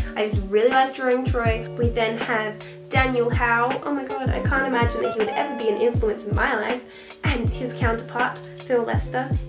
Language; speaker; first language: English; native; English